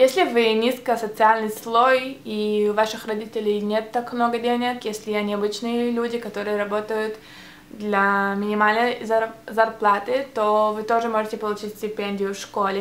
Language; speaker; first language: Russian; early bilingual, heritage; Russian